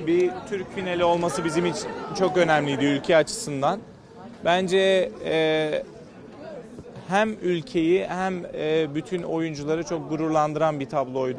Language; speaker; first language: Turkish; native; Turkish